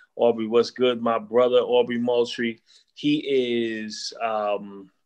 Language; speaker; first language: English; native; English